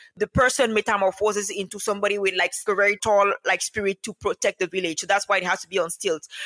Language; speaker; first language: English; non-native, local second language; French